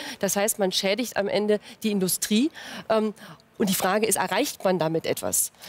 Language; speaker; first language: German; native; German